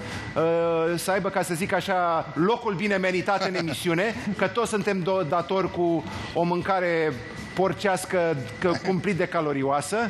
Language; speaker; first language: Romanian; native; Romanian